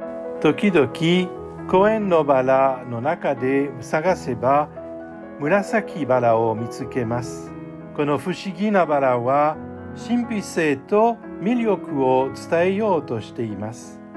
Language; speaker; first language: Japanese; non-native, learner; French